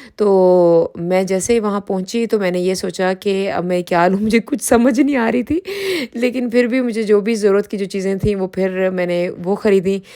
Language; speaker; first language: Urdu; native; Urdu